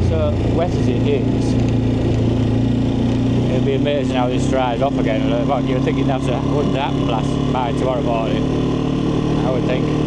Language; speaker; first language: English; native; English